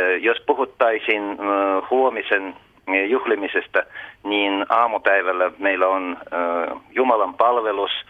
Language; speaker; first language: Finnish; early bilingual, heritage; Russian